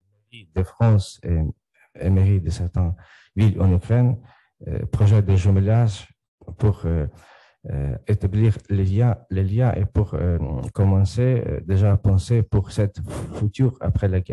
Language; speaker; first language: French; non-native, fluent; Ukrainian